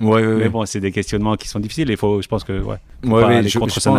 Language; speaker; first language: French; native; French